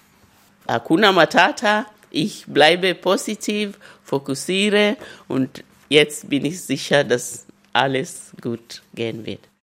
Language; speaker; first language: German; non-native, fluent; Luyia